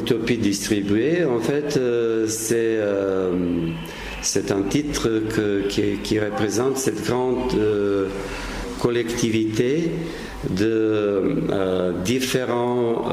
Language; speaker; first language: French; non-native, fluent; Serbian